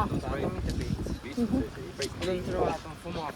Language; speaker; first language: Swedish; early bilingual, other home language; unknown